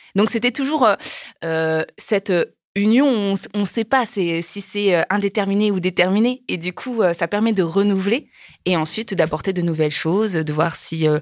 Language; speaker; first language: French; native; French